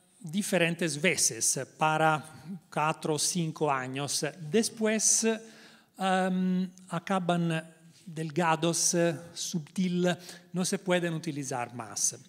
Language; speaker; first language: Spanish; non-native, learner; Italian